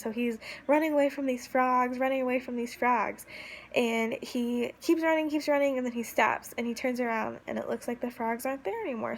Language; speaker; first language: English; native; English